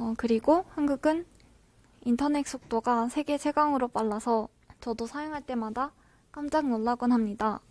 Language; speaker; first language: Korean; non-native, fluent; Japanese